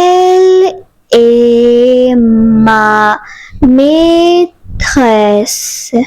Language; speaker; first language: French; non-native, fluent; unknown